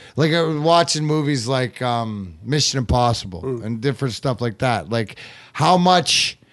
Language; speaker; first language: English; native; English